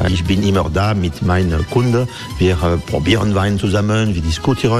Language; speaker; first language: German; non-native, learner; French